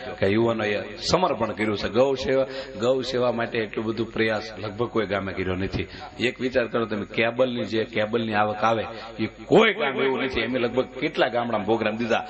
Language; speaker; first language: Gujarati; native; Gujarati